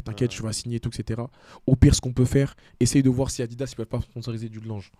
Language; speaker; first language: French; native; French